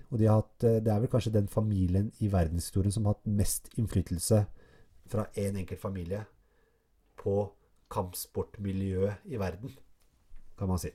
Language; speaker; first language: Norwegian; early bilingual, other home language; Arabic